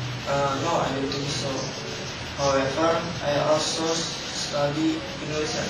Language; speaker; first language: English; non-native, learner; Indonesian